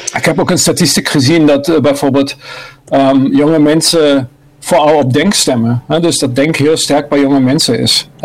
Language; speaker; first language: Dutch; non-native, fluent; German